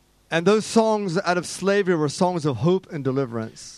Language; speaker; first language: English; native; English